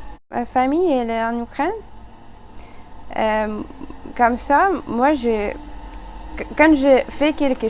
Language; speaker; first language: French; non-native, learner; Ukrainian